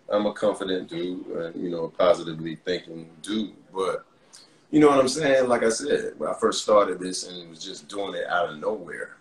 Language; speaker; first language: English; native; English